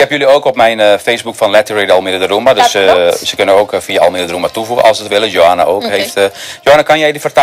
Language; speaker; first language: Dutch; non-native, fluent; Spanish